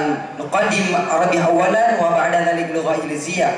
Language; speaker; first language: Arabic; non-native, learner; Indonesian